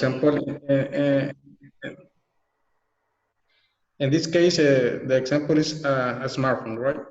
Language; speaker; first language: English; non-native, learner; Spanish